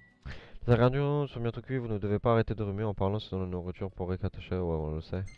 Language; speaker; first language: French; native; French